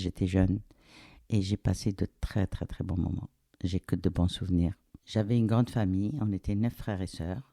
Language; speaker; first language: French; non-native, local second language; Arabic